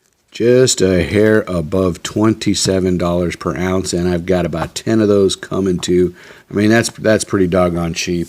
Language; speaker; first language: English; native; English